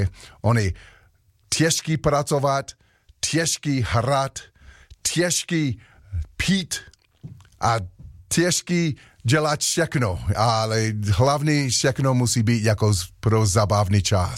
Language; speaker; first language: Czech; non-native, learner; English